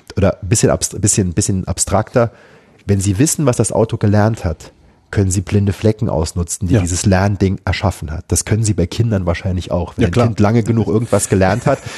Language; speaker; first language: German; native; German